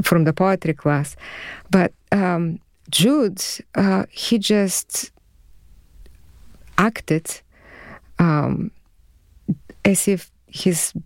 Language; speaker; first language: English; non-native, fluent; Bulgarian